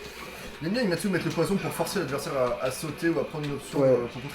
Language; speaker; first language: French; native; French